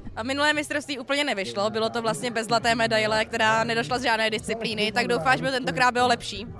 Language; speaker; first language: Czech; native; Czech